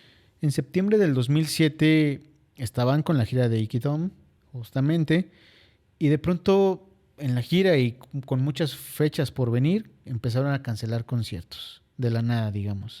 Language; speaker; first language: Spanish; native; Spanish